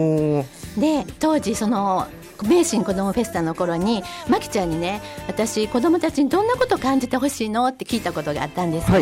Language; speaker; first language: Japanese; native; Japanese